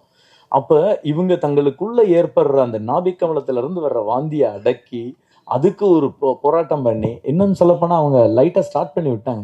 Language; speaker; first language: Tamil; native; Tamil